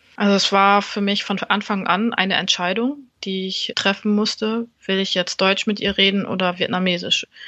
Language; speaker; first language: German; early bilingual, other home language; Vietnamese